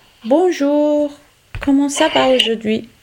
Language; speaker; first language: French; non-native, learner; Italian